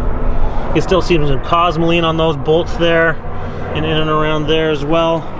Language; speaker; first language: English; native; English